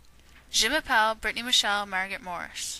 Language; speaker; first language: French; non-native, learner; English